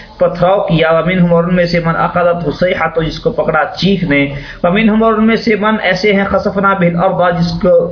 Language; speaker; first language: Urdu; non-native, local second language; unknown